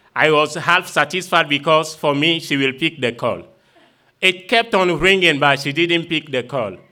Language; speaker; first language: English; non-native, fluent; Ewe